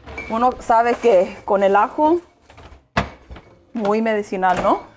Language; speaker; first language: Spanish; early bilingual, heritage; Spanish